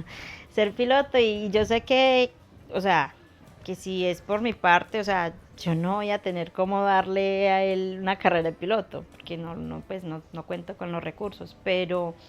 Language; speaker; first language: Spanish; native; Spanish